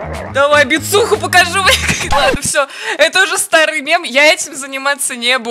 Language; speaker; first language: Russian; native; Russian